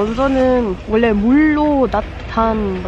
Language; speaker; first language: Korean; non-native, fluent; German